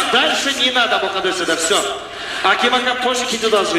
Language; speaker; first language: Russian; non-native, local second language; Uyghur